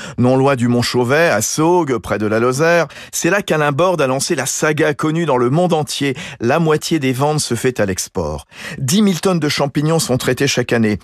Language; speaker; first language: French; native; French